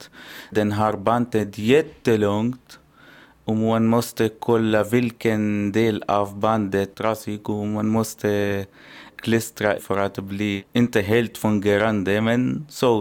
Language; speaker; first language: Swedish; non-native, learner; Arabic